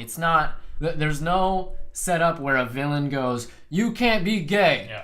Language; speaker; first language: English; native; English